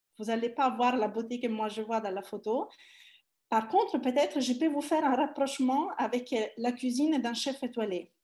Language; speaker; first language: French; non-native, fluent; Italian